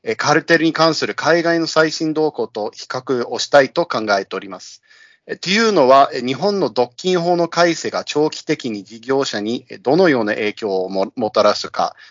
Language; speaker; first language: Japanese; non-native, fluent; English